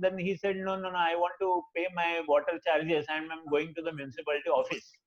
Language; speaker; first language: English; non-native, local second language; Marathi